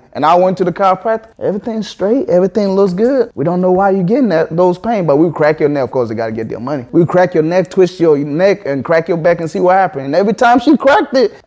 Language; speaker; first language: English; early bilingual, other home language; Akan